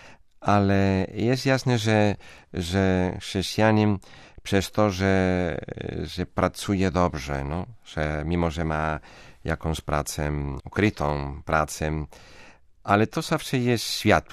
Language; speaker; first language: Polish; non-native, fluent; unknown